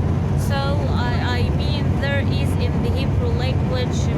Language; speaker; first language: English; non-native, learner; Arabic